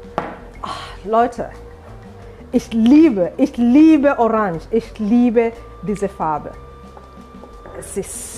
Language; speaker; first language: German; non-native, fluent; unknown